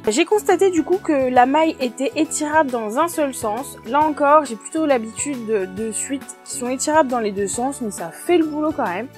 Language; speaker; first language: French; native; French